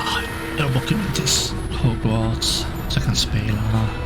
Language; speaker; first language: Swedish; non-native, learner; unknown